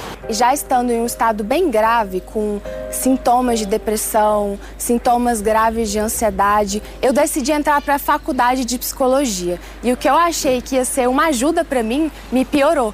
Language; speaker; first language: Portuguese; early bilingual, other home language; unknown